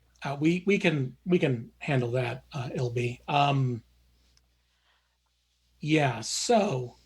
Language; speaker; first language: English; native; English